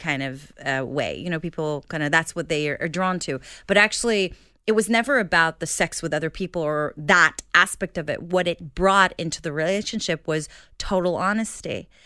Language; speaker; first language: English; non-native, fluent; Hebrew